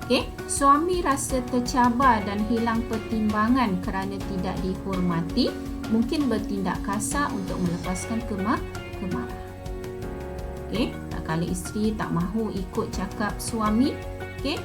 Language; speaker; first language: Malay; native; Malay